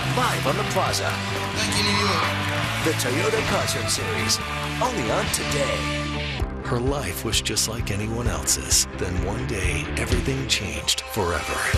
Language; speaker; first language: English; native; English